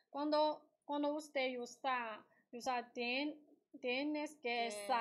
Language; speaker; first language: Spanish; non-native, learner; Chinese